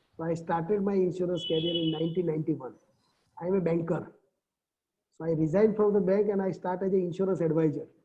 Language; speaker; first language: English; non-native, local second language; Gujarati